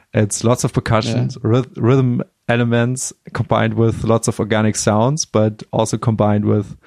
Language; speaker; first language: English; non-native, fluent; German